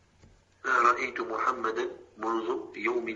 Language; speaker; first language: Arabic; non-native, learner; French